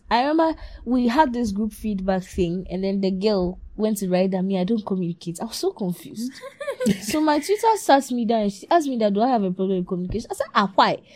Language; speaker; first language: English; non-native, local second language; Akan